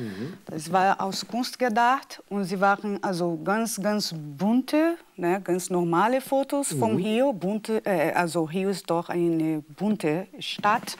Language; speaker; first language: German; non-native, fluent; Portuguese